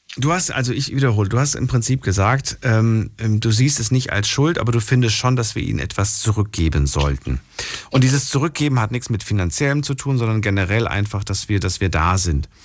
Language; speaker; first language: German; native; German